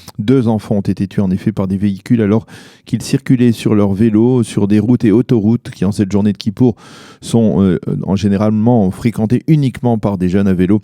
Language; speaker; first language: French; native; French